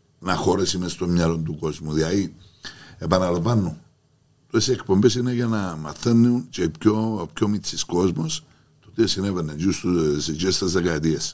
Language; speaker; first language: Greek; native; Greek